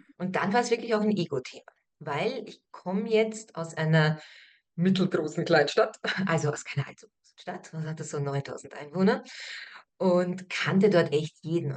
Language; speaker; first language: German; native; German